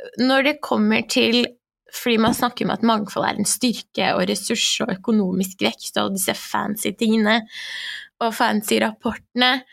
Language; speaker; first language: Norwegian; early bilingual, other home language; Persian